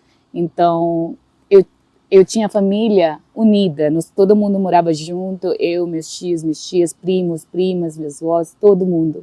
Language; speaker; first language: Portuguese; non-native, fluent; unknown